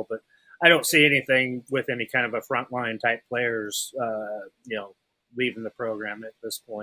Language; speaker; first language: English; native; English